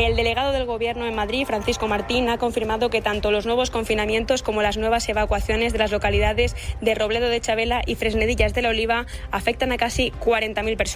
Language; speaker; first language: Spanish; native; Spanish